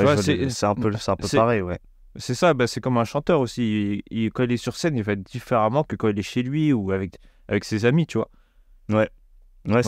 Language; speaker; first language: French; native; French